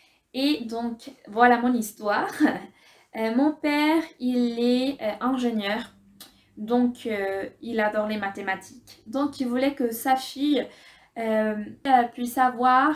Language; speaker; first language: French; non-native, fluent; Spanish